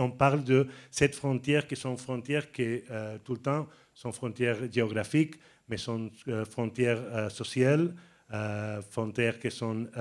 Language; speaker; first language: French; non-native, learner; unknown